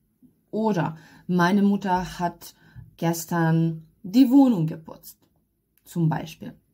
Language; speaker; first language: German; non-native, fluent; Hungarian